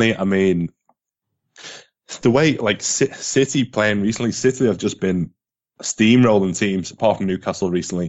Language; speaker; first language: English; native; English